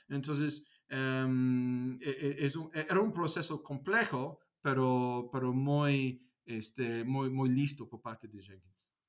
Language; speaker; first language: Spanish; non-native, fluent; English